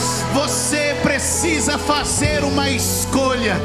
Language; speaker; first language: Portuguese; native; Portuguese